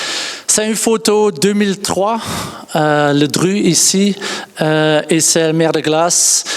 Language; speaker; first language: French; non-native, learner; Dutch